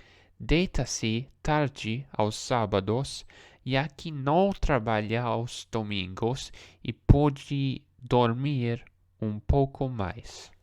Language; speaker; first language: Portuguese; non-native, learner; English